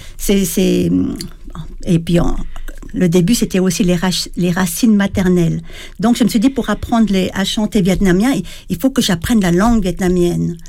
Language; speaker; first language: French; early bilingual, other home language; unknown